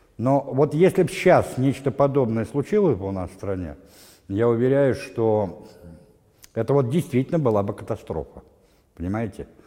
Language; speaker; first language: Russian; native; Russian